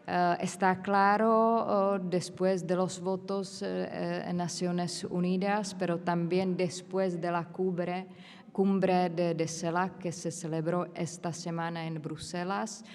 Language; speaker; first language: Spanish; non-native, fluent; Czech